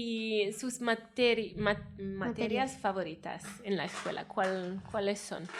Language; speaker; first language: Spanish; non-native, fluent; Welsh